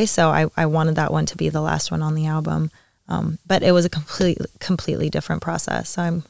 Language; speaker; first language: English; native; English